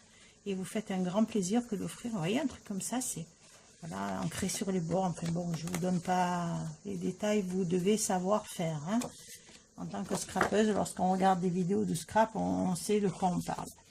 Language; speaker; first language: French; native; French